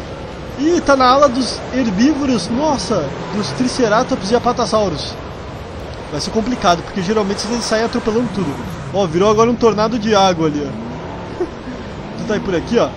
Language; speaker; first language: Portuguese; native; Portuguese